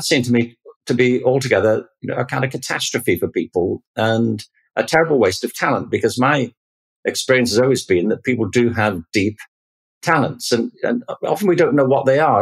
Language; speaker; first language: English; native; English